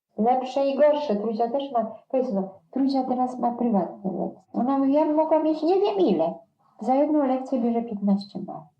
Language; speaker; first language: Polish; non-native, local second language; German